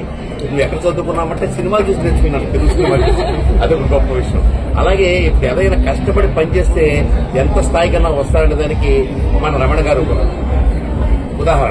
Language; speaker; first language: Telugu; native; Telugu